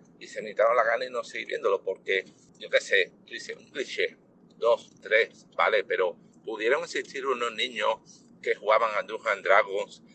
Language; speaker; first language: Spanish; native; Spanish